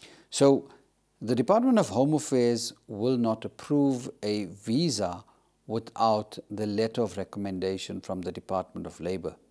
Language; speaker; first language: English; native; English